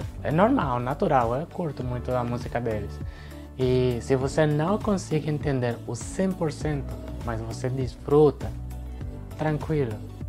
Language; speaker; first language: Portuguese; non-native, fluent; Spanish